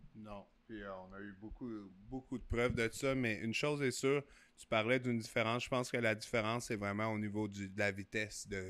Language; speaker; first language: French; native; French